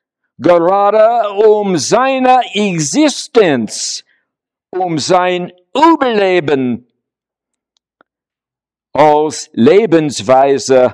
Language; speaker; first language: German; non-native, learner; English